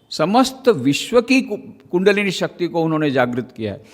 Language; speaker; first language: Hindi; non-native, local second language; Gujarati